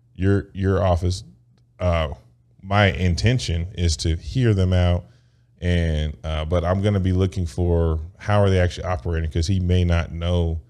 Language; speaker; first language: English; native; English